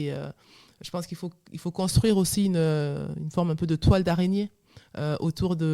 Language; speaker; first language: French; native; French